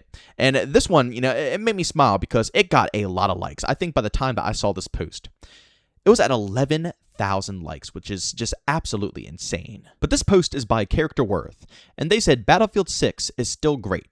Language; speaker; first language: English; native; English